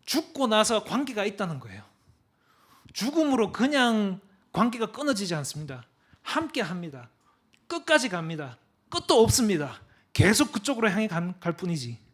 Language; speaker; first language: Korean; early bilingual, other home language; English